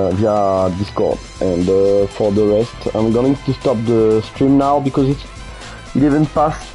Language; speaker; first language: English; non-native, fluent; French